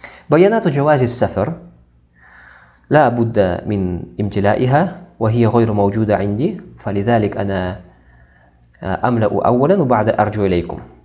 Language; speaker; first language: Arabic; non-native, fluent; Kazakh